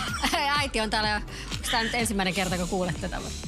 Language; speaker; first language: Finnish; native; Finnish